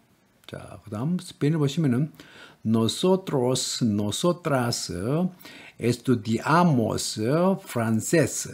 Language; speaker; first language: Spanish; non-native, learner; Korean